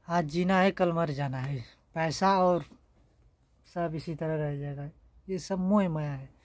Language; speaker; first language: Hindi; native; Hindi